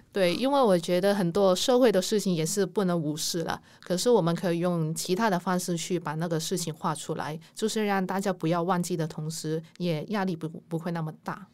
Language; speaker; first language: Chinese; non-native, local second language; Cantonese